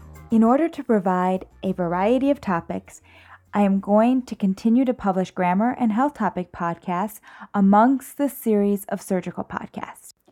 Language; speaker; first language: English; native; English